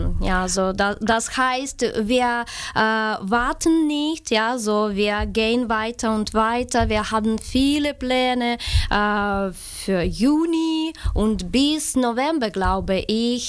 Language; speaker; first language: German; non-native, fluent; Ukrainian